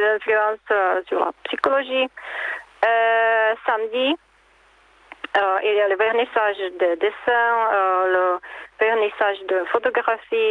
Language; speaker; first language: French; non-native, learner; Czech